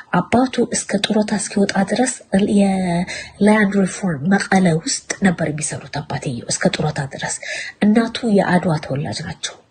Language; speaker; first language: Amharic; non-native, local second language; Tigrinya